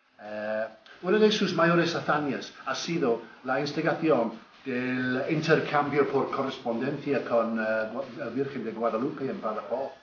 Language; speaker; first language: Spanish; non-native, fluent; English